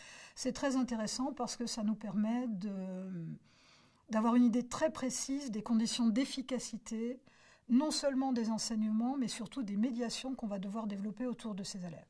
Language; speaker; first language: French; native; French